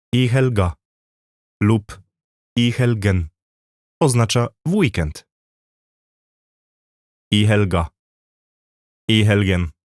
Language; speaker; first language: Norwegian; non-native, fluent; Polish